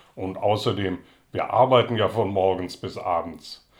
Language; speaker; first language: German; early bilingual, other home language; Dutch